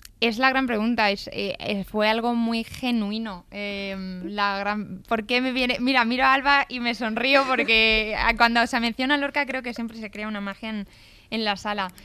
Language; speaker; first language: Spanish; native; Spanish